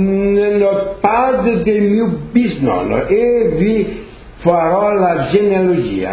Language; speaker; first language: Italian; early bilingual, heritage; Portuguese